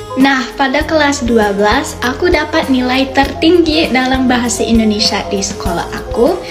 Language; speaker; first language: Indonesian; non-native, fluent; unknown